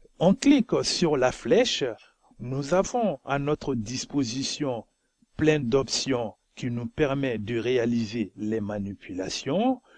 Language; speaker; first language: French; non-native, local second language; Bambara